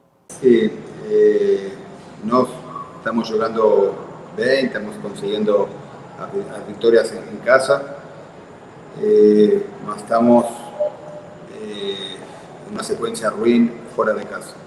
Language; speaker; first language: Portuguese; non-native, fluent; Spanish